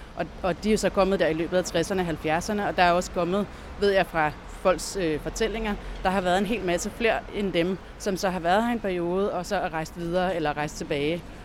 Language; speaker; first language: Danish; native; Danish